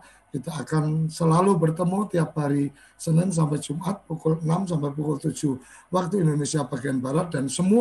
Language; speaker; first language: Malay; native; Malay